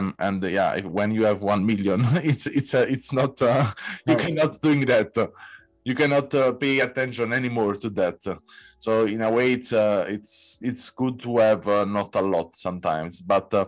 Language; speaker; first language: English; non-native, learner; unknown